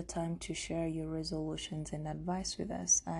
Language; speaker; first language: English; non-native, local second language; Kinyarwanda